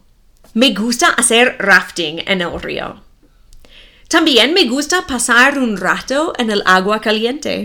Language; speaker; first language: Spanish; non-native, fluent; English